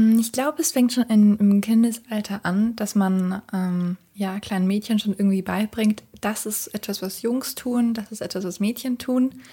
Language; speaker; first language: German; early bilingual, other home language; Kurdish